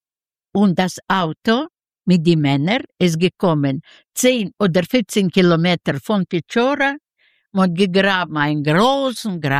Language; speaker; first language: German; non-native, learner; Yiddish